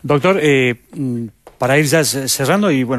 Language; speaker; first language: Spanish; native; Spanish